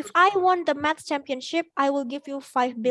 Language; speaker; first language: English; non-native, fluent; Indonesian